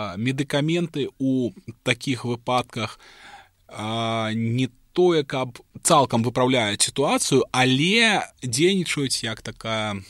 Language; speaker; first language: Belarusian; non-native, local second language; Russian